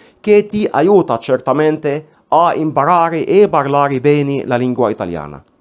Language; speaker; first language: Italian; non-native, fluent; Arabic